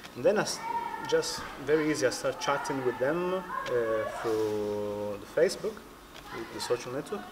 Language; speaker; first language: English; non-native, fluent; Italian